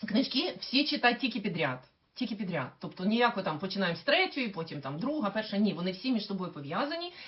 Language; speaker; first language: Ukrainian; non-native, local second language; Russian